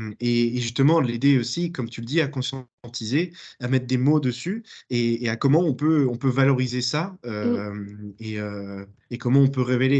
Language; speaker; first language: French; native; French